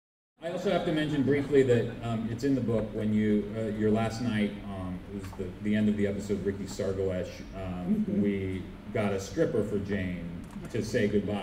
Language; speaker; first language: English; native; English